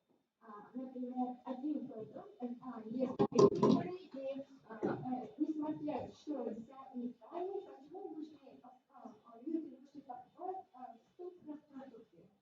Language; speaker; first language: Russian; non-native, local second language; Uzbek